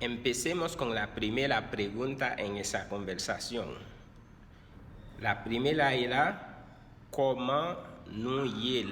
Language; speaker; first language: Spanish; non-native, fluent; Haitian Creole